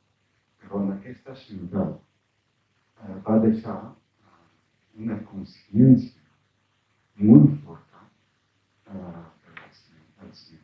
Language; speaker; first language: Catalan; non-native, fluent; Arabic